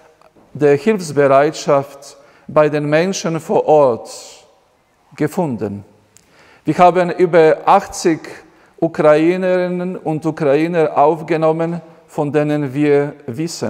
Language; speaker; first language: German; non-native, fluent; Polish